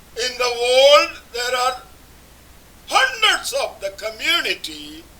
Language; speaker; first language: English; non-native, local second language; Malayalam